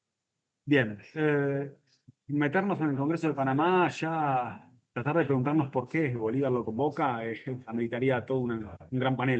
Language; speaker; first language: Spanish; native; Spanish